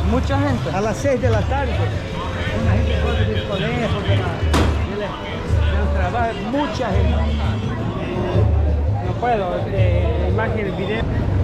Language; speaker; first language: Spanish; non-native, fluent; Portuguese